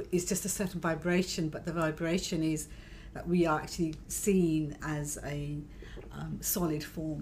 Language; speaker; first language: English; native; English